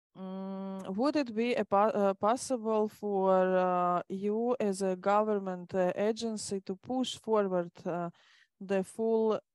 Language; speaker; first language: English; non-native, fluent; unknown